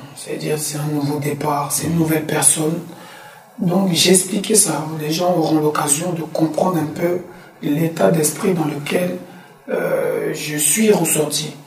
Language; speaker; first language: French; early bilingual, other home language; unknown